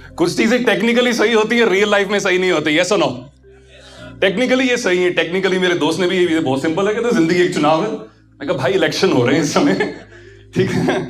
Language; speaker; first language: Hindi; non-native, local second language; Punjabi